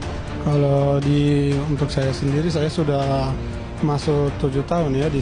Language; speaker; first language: Indonesian; non-native, fluent; Rohingya